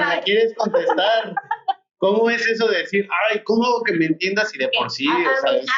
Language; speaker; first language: Spanish; native; Spanish